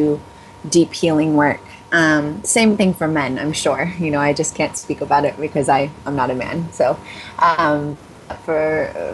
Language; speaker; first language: English; native; English